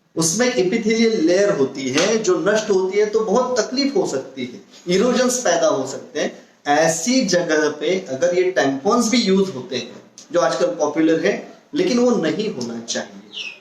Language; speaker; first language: Hindi; non-native, local second language; Marathi